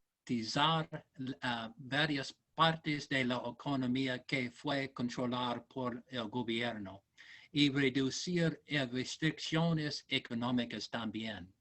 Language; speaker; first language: Spanish; non-native, learner; English